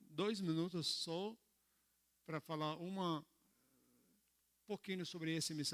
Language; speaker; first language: Portuguese; non-native, learner; Arabic